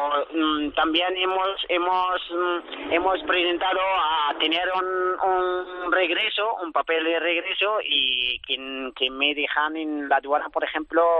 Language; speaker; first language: Spanish; early bilingual, other home language; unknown